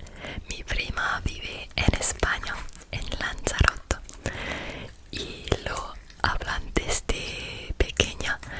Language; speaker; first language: Spanish; non-native, learner; French